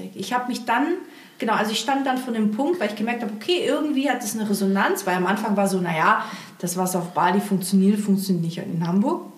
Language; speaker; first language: German; early bilingual, other home language; Portuguese